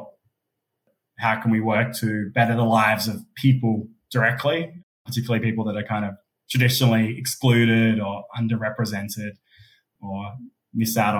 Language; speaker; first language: English; native; English